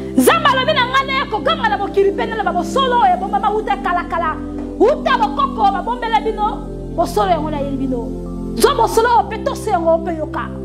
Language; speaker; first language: Lingala; non-native, local second language; Kongo